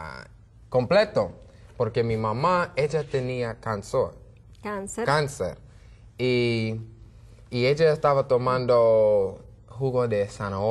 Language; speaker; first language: Spanish; non-native, learner; English